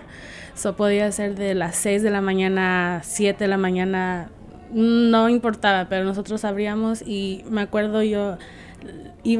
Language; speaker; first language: Spanish; early bilingual, heritage; Spanish